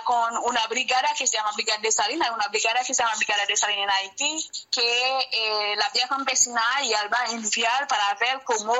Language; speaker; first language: Spanish; non-native, learner; Haitian Creole